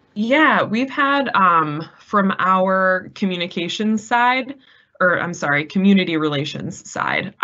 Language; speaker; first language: English; native; English